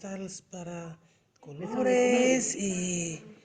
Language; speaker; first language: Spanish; non-native, learner; English